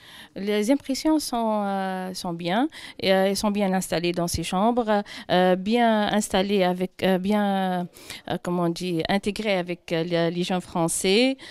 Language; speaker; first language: French; non-native, local second language; Arabic